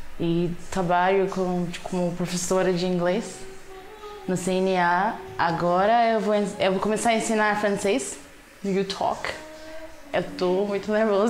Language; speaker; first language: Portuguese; non-native, fluent; Haitian Creole